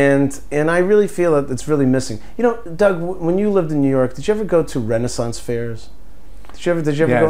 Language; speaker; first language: English; early bilingual, other home language; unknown